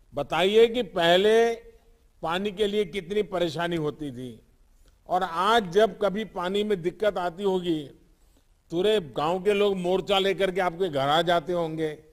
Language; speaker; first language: Hindi; non-native, local second language; Gujarati